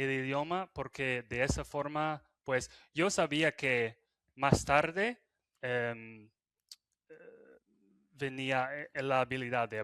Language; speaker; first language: Spanish; non-native, fluent; English